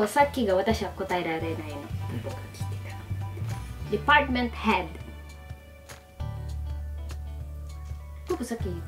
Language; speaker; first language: Japanese; non-native, learner; Filipino